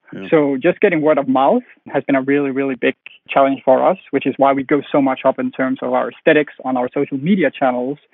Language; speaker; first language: English; non-native, fluent; Danish